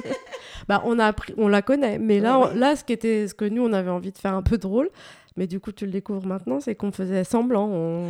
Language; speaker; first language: French; native; French